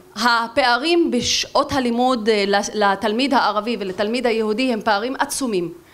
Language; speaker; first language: Hebrew; non-native, local second language; Arabic